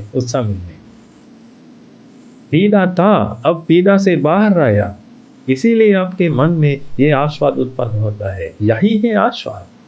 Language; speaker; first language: Hindi; non-native, fluent; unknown